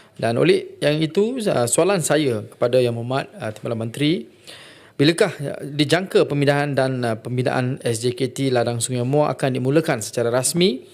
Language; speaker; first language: Malay; non-native, local second language; Tamil